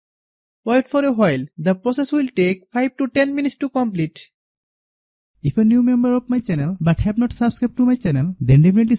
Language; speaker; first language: English; non-native, fluent; Bangla